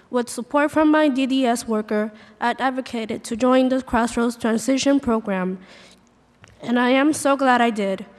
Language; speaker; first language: English; early bilingual, other home language; Spanish